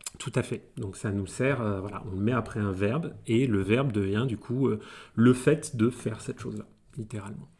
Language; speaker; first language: French; native; French